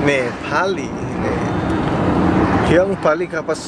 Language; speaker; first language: Korean; non-native, learner; Indonesian